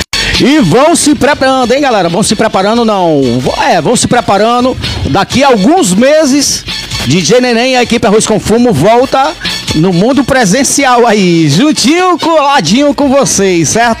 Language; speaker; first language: Portuguese; native; Portuguese